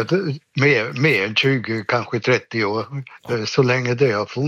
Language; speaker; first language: Swedish; native; Swedish